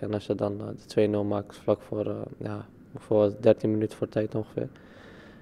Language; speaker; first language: Dutch; native; Dutch